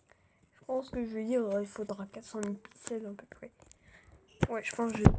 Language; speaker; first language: French; native; French